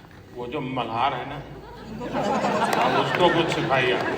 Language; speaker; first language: Hindi; native; Hindi